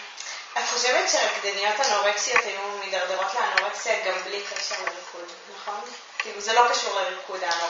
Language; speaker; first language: Hebrew; native; Hebrew